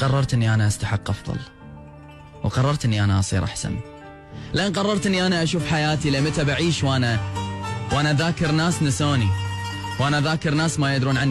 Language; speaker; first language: Arabic; native; Arabic